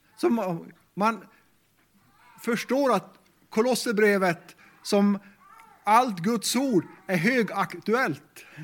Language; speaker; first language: Swedish; non-native, local second language; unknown